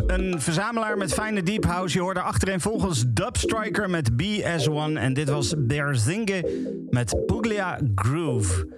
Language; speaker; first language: Dutch; native; Dutch